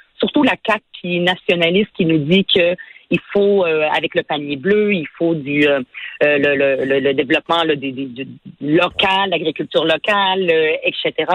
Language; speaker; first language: French; early bilingual, other home language; Arabic